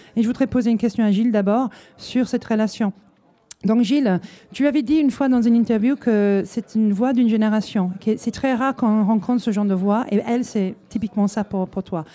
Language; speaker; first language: French; non-native, fluent; English